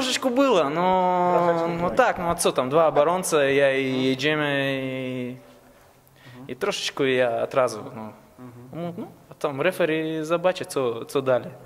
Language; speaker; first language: Polish; non-native, learner; Latvian